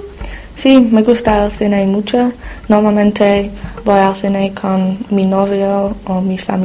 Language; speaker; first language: Spanish; non-native, learner; English